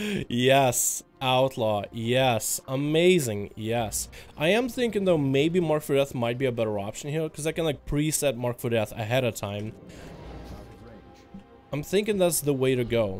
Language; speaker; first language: English; native; English